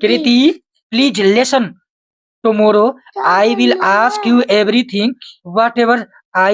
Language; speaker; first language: English; non-native, local second language; Hindi